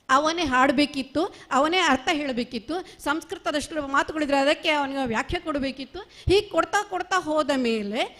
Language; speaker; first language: Kannada; non-native, local second language; Marathi